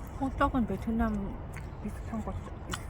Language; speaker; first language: Korean; non-native, learner; Vietnamese